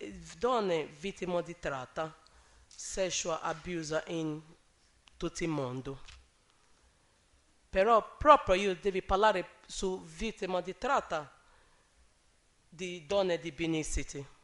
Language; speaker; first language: Italian; non-native, learner; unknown